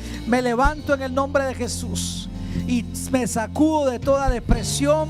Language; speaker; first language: Spanish; native; Spanish